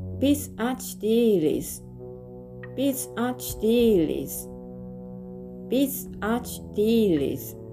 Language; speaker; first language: Turkish; non-native, learner; Japanese